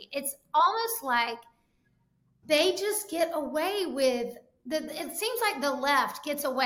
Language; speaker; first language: English; native; English